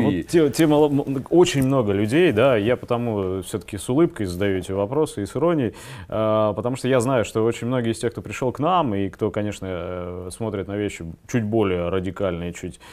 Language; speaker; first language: Russian; native; Russian